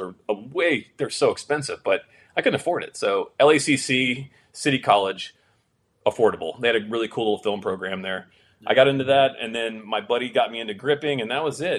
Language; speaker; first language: English; native; English